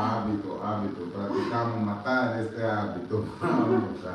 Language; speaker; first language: Spanish; non-native, learner; Portuguese